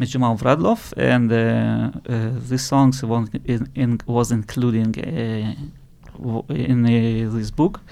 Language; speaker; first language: English; non-native, learner; Russian